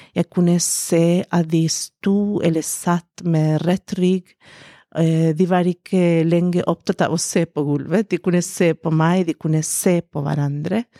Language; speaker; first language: Norwegian; non-native, fluent; Spanish